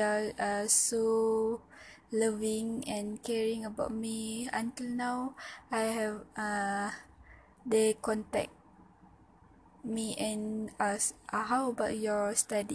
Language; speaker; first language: English; non-native, local second language; Malay